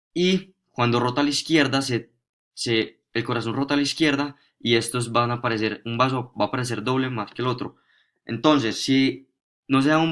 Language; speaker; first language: Spanish; native; Spanish